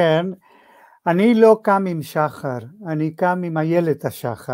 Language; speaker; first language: Hebrew; non-native, fluent; Spanish